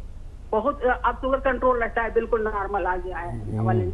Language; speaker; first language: Hindi; native; Hindi